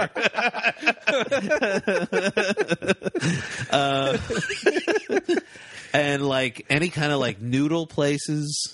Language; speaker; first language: English; native; English